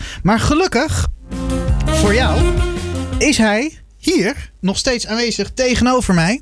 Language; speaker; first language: Dutch; native; Dutch